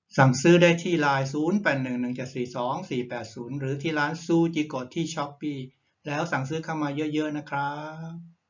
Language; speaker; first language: Thai; native; Thai